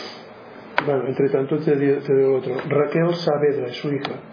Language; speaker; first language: Spanish; native; Spanish